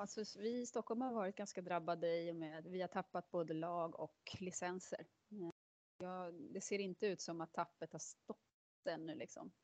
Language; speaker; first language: Swedish; native; Swedish